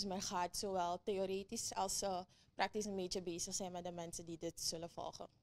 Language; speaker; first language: Dutch; native; Dutch